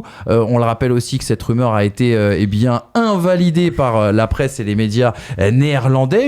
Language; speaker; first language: French; native; French